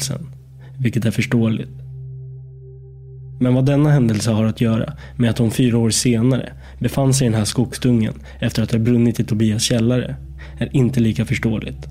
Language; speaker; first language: Swedish; native; Swedish